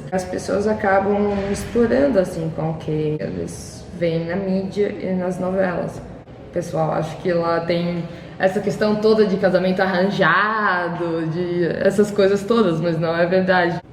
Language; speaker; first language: Portuguese; non-native, fluent; Arabic